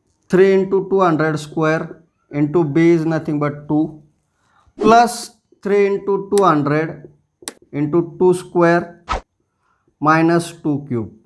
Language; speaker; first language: English; non-native, local second language; Marathi